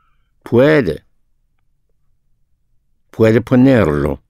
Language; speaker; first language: Spanish; non-native, fluent; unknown